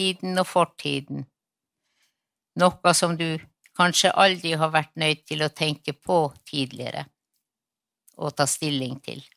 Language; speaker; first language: Norwegian; non-native, local second language; Northern Sami